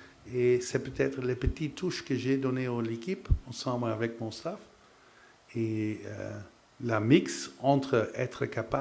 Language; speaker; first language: French; non-native, fluent; Dutch